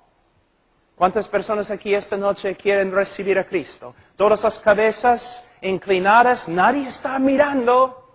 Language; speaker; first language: Spanish; non-native, fluent; English